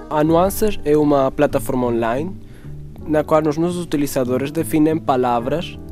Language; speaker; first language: Portuguese; non-native, fluent; Spanish